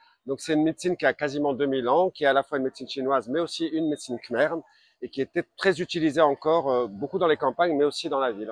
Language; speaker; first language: French; native; French